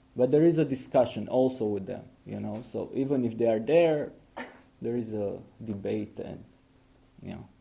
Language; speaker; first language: English; non-native, fluent; Romanian